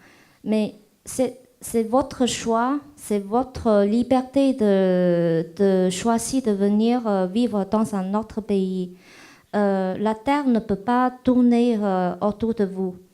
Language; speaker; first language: French; non-native, fluent; Chinese